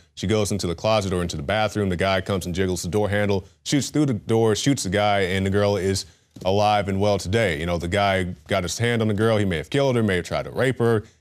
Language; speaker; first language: English; native; English